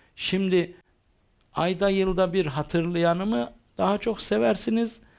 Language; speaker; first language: Turkish; native; Turkish